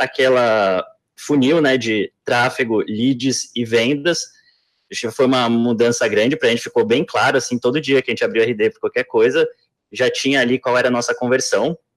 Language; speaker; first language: Portuguese; native; Portuguese